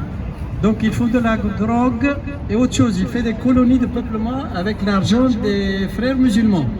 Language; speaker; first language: French; non-native, fluent; Kurdish